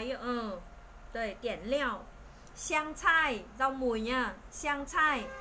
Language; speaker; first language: Chinese; non-native, fluent; Vietnamese